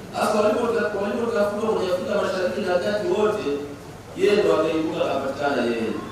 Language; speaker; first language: Swahili; native; Swahili